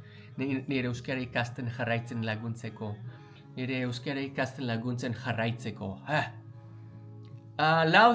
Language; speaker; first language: Basque; non-native, learner; English